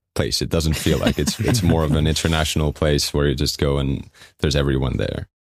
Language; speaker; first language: English; non-native, fluent; Estonian